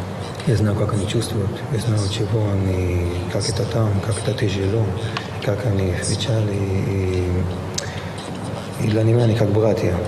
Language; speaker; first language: Russian; early bilingual, heritage; Russian